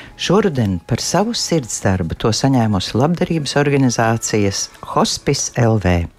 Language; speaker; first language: Latvian; native; Latvian